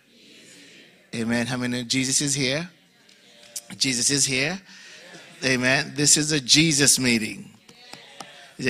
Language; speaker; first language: English; non-native, local second language; Ganda